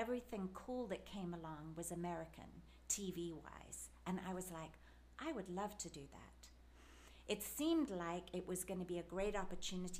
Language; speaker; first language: English; native; English